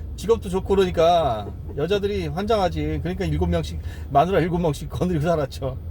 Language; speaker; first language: Korean; native; Korean